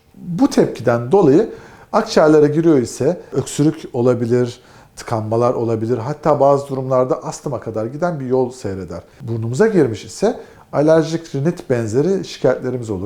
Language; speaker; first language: Turkish; native; Turkish